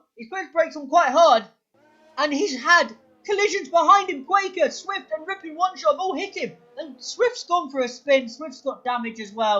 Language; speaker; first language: English; native; English